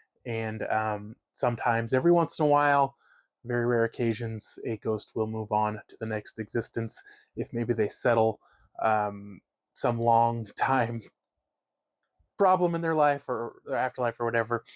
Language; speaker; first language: English; native; English